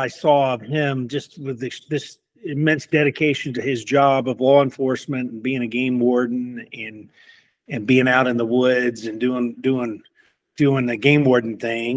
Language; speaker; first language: English; native; English